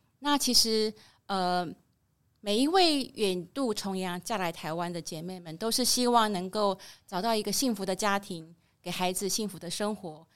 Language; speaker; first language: Chinese; native; Chinese